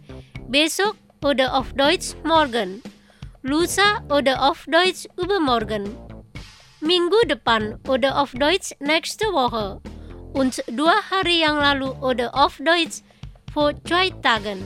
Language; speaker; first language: German; non-native, learner; Indonesian